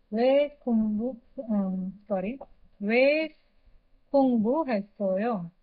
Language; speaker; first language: Korean; non-native, learner; Hindi